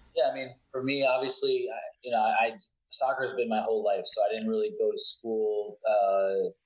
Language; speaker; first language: English; early bilingual, other home language; Italian